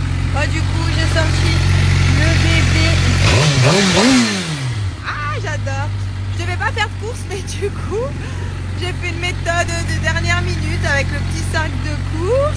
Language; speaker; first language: French; native; French